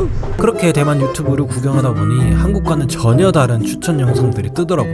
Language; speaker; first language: Korean; native; Korean